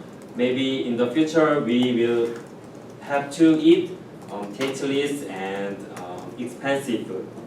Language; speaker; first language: English; non-native, learner; Korean